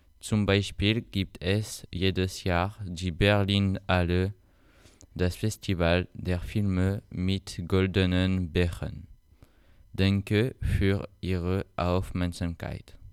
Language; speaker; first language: German; non-native, learner; French